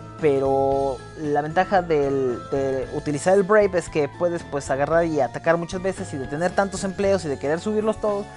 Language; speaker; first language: Spanish; native; Spanish